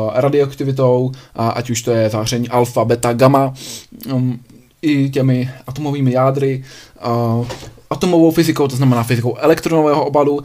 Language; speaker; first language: Czech; native; Czech